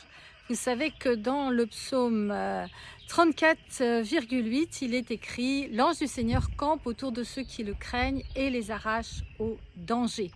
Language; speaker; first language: French; native; French